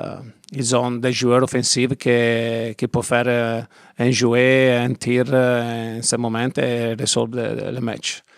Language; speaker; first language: French; non-native, learner; Italian